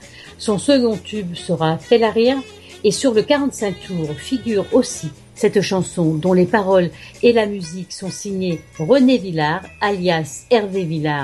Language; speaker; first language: French; native; French